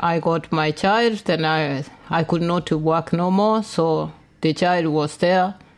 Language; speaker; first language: English; non-native, local second language; Gusii